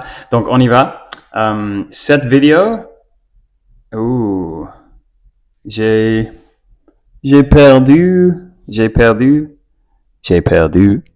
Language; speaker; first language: French; non-native, learner; English